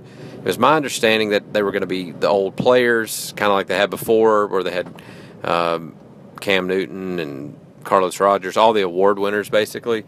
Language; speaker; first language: English; native; English